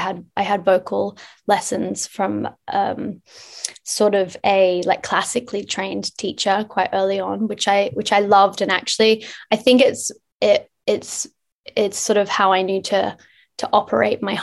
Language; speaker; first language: English; native; English